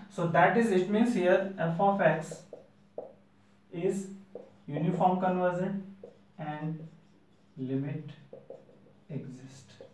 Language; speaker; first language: English; non-native, local second language; Hindi